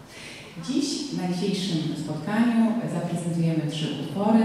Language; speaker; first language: Polish; native; Polish